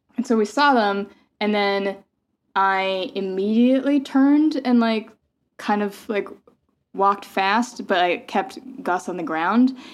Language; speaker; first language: English; native; English